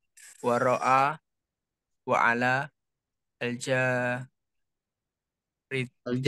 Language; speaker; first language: Arabic; non-native, learner; Indonesian